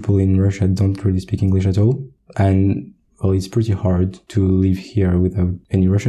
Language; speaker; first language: English; non-native, fluent; French